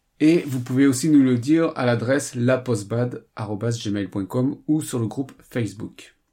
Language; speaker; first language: French; native; French